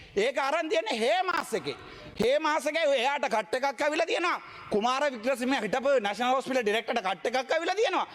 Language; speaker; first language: Sinhala; non-native, local second language; Tamil